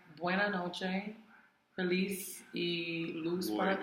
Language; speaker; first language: Spanish; non-native, learner; English